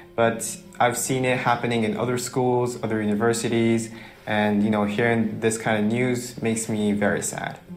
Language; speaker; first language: English; early bilingual, other home language; Japanese